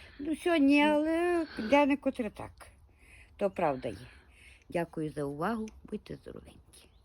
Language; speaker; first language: Ukrainian; native; Ukrainian